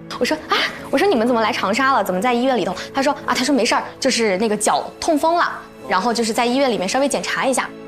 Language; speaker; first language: Chinese; native; Chinese